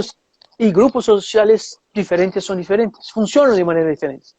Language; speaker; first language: Spanish; non-native, fluent; Portuguese